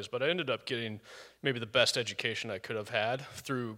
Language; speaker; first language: English; native; English